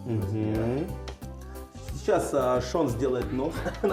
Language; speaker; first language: Russian; native; Russian